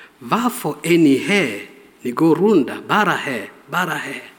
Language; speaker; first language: Swedish; non-native, learner; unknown